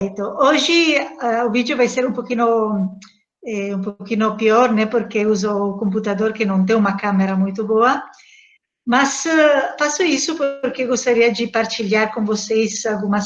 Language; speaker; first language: Portuguese; non-native, fluent; Italian